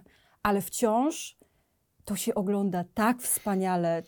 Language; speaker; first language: Polish; native; Polish